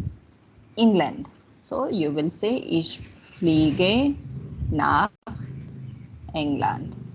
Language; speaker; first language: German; non-native, fluent; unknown